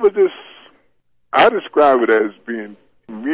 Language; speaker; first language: English; native; English